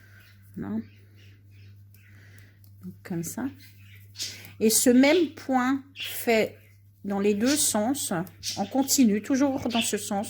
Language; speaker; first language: French; native; French